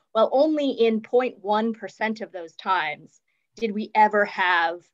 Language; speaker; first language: English; native; English